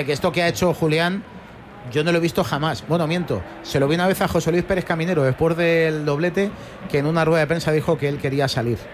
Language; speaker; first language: Spanish; native; Spanish